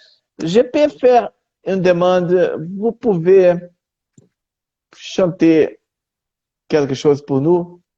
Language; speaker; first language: French; non-native, learner; Portuguese